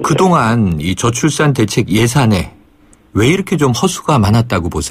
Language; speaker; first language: Korean; native; Korean